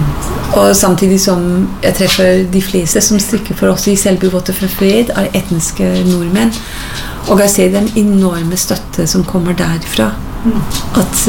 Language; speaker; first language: Norwegian; non-native, fluent; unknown